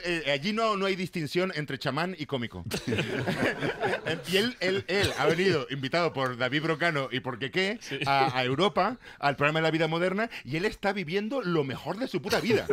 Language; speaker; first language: Spanish; native; Spanish